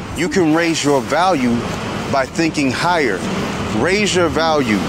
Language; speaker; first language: English; native; English